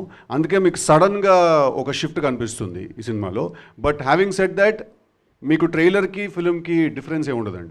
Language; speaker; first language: Telugu; native; Telugu